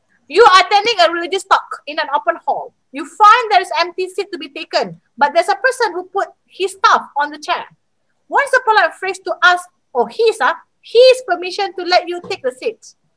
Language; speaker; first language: English; non-native, local second language; Malay